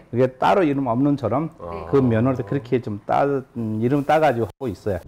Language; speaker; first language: Korean; non-native, fluent; Nepali